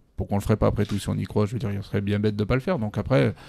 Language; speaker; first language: French; native; French